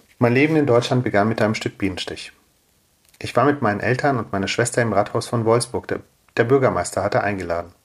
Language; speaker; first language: German; early bilingual, other home language; Russian